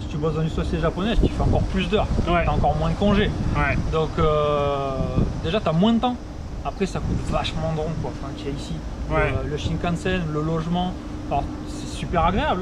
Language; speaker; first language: French; native; French